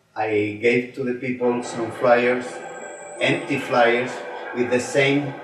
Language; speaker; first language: English; non-native, learner; Spanish